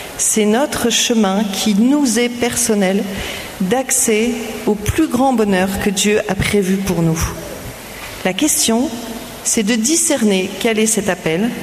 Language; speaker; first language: French; native; French